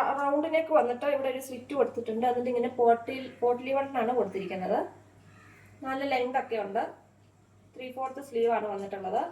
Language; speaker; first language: Malayalam; native; Malayalam